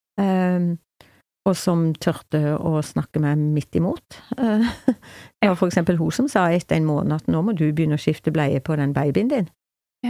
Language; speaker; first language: Norwegian; native; Norwegian